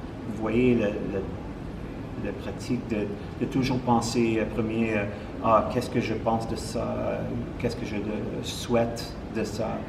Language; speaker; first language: French; non-native, local second language; English